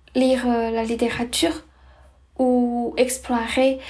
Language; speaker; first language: French; non-native, fluent; Chinese